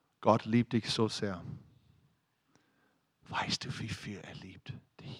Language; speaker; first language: German; non-native, fluent; English